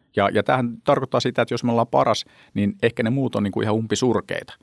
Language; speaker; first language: Finnish; native; Finnish